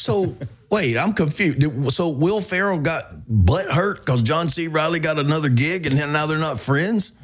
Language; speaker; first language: English; native; English